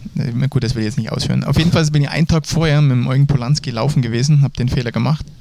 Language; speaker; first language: German; native; German